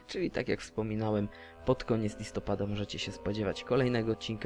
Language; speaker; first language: Polish; native; Polish